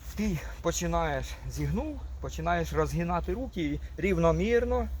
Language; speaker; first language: Ukrainian; non-native, local second language; Russian